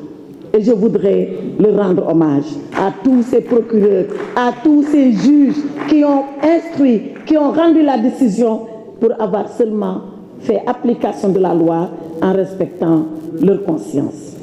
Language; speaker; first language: French; non-native, local second language; Wolof